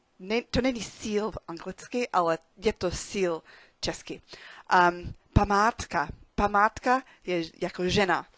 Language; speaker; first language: Czech; non-native, learner; English